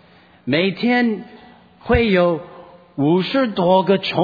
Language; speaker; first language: Chinese; non-native, fluent; English